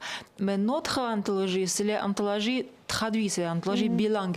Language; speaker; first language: French; non-native, fluent; Russian